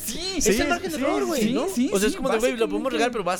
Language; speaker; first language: Spanish; native; Spanish